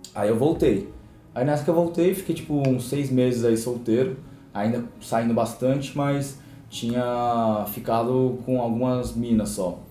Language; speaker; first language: Portuguese; early bilingual, other home language; Korean